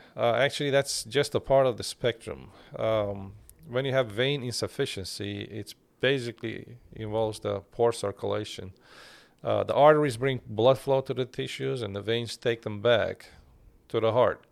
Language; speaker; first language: English; non-native, fluent; Turkish